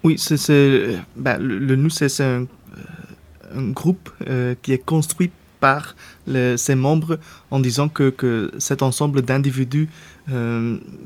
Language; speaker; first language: French; non-native, local second language; Dutch